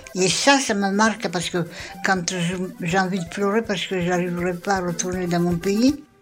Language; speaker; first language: French; non-native, local second language; Malagasy